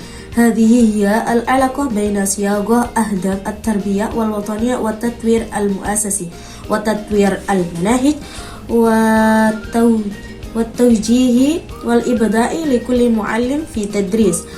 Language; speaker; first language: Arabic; non-native, learner; Indonesian